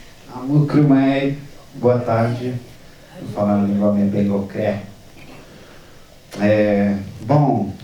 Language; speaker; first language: Portuguese; non-native, local second language; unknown